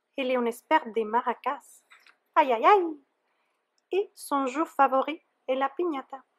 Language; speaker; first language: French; non-native, fluent; Spanish